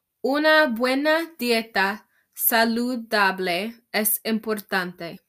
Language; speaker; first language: Spanish; non-native, learner; English